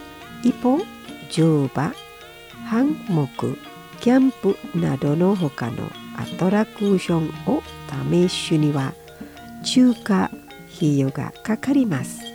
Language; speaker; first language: Japanese; non-native, fluent; Indonesian